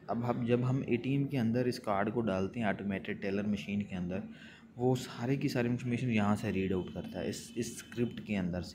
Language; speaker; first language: Hindi; non-native, local second language; Punjabi